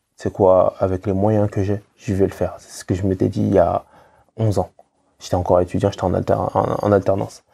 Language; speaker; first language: French; native; French